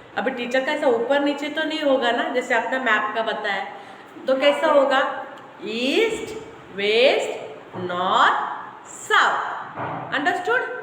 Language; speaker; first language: Hindi; non-native, local second language; Marathi